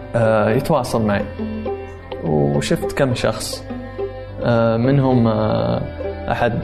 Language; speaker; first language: Arabic; native; Arabic